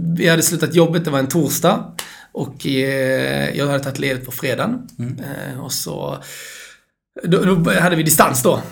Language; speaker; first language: Swedish; native; Swedish